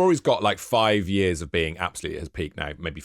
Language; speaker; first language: English; native; English